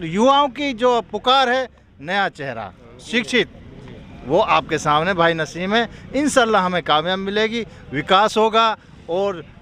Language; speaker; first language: Hindi; native; Hindi